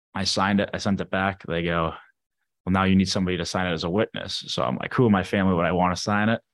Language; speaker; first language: English; native; English